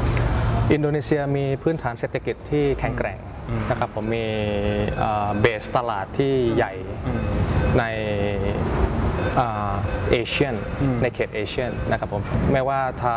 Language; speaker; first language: Thai; early bilingual, other home language; Indonesian